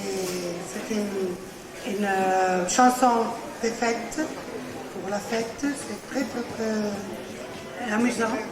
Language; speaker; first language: French; non-native, learner; Spanish